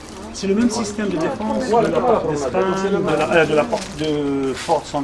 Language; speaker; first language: French; non-native, local second language; Arabic